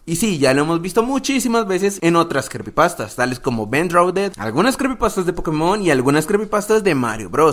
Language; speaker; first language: Spanish; native; Spanish